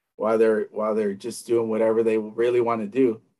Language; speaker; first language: English; native; English